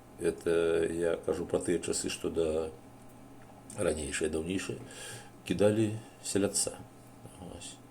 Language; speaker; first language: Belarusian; native; Belarusian